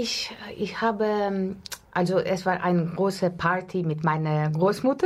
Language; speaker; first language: German; non-native, fluent; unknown